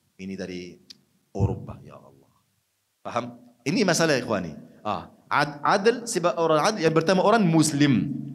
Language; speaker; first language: Malay; non-native, fluent; Arabic